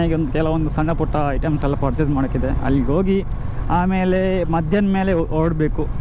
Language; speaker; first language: Kannada; non-native, local second language; Tulu